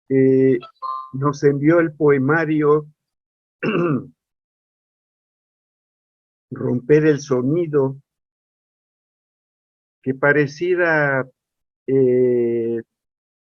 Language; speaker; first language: Spanish; native; Spanish